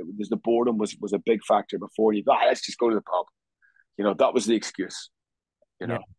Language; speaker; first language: English; native; English